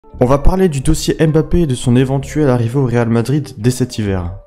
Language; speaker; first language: French; native; French